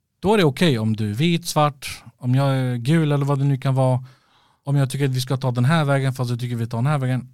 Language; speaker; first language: Swedish; early bilingual, other home language; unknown